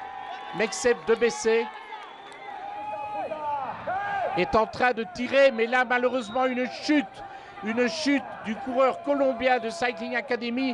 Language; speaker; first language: French; native; French